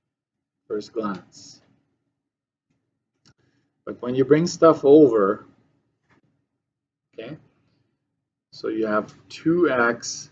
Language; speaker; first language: English; native; English